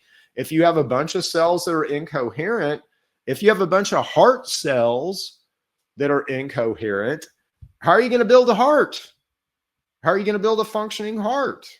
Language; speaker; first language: English; native; English